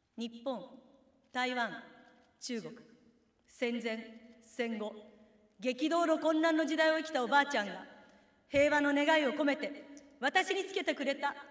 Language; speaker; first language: Japanese; native; Japanese